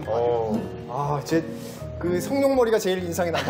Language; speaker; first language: Korean; native; Korean